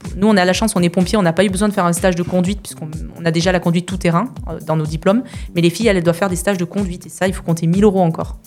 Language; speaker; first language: French; native; French